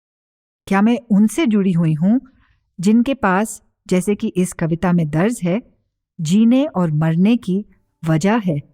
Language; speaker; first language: Hindi; native; Hindi